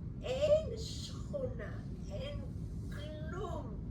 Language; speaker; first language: Hebrew; early bilingual, other home language; Bulgarian